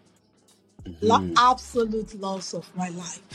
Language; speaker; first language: English; non-native, local second language; Akan